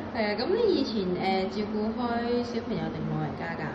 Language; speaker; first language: Cantonese; native; Cantonese